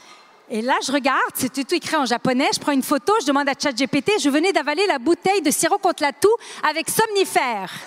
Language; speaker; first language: French; native; French